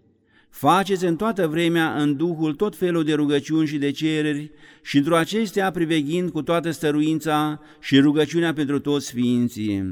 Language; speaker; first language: Romanian; native; Romanian